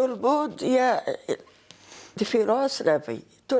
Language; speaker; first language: French; non-native, learner; Arabic